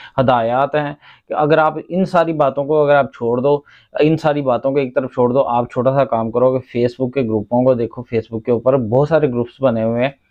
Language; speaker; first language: Urdu; non-native, local second language; Punjabi